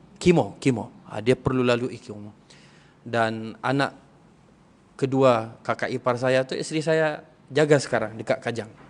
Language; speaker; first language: Malay; non-native, local second language; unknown